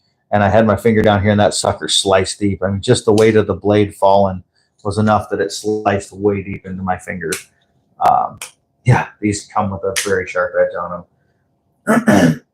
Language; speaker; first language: English; native; English